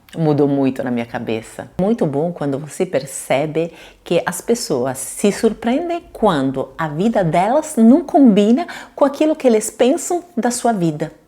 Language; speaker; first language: Portuguese; non-native, fluent; Italian